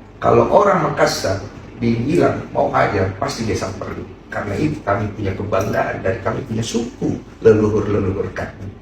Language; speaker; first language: Indonesian; native; Indonesian